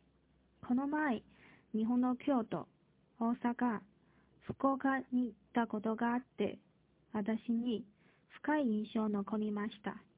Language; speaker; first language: Japanese; non-native, fluent; Chinese